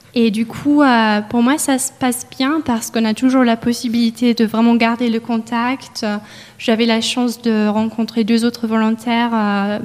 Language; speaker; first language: French; non-native, fluent; German